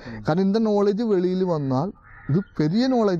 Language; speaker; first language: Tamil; non-native, learner; Malayalam